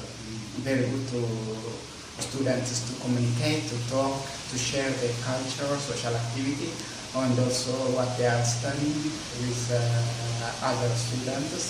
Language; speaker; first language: English; non-native, learner; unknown